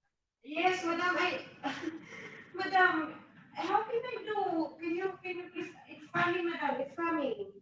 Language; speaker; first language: English; non-native, local second language; Filipino